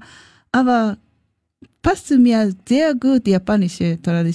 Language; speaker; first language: German; non-native, learner; Japanese